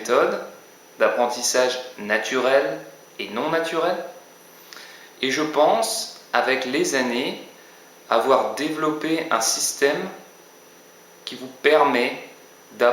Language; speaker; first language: French; native; French